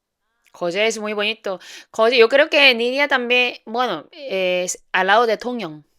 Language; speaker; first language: Spanish; non-native, fluent; Korean